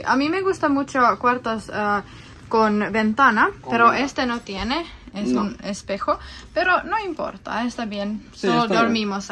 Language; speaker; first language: Spanish; non-native, learner; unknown